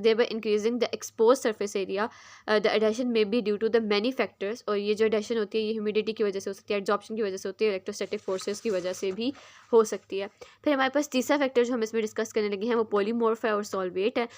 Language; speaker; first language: Hindi; native; Hindi